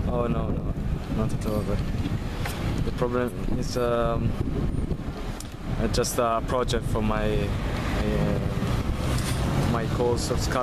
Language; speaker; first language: English; non-native, fluent; Italian